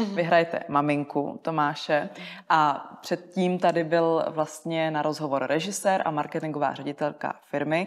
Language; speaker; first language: Czech; native; Czech